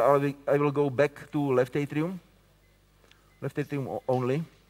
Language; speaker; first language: English; non-native, fluent; Czech